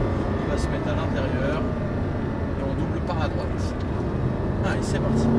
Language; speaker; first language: French; native; French